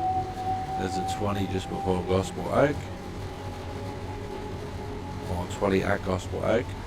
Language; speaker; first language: English; native; English